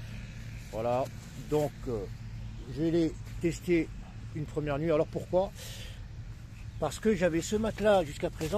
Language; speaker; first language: French; non-native, local second language; Arabic